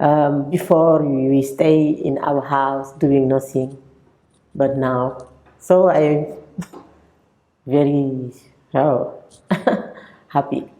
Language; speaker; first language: English; non-native, local second language; French